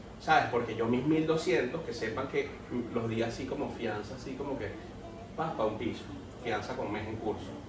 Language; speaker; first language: Spanish; native; Spanish